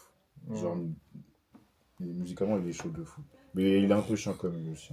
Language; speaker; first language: French; native; French